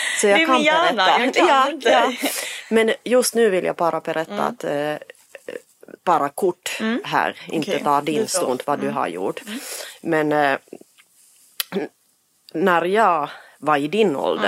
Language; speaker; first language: Swedish; non-native, fluent; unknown